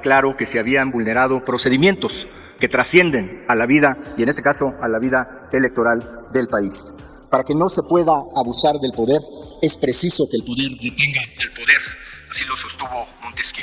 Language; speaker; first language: Spanish; native; Spanish